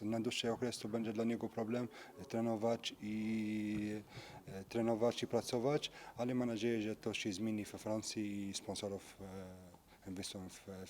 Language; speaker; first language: Polish; early bilingual, heritage; French